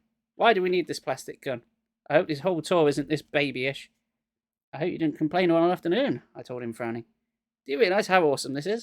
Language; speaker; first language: English; native; English